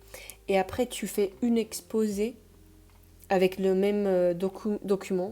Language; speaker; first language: French; non-native, fluent; Spanish